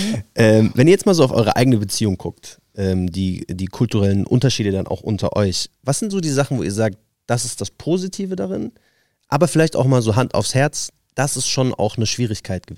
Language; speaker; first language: German; native; German